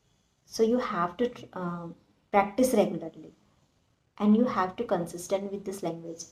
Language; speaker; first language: English; non-native, learner; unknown